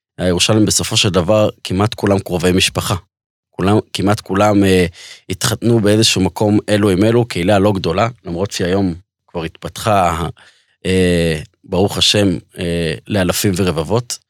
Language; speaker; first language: Hebrew; native; Hebrew